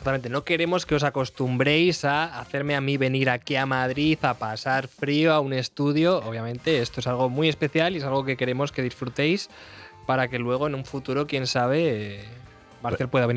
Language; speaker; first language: Spanish; native; Spanish